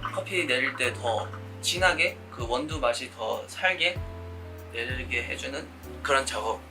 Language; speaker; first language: Korean; native; Korean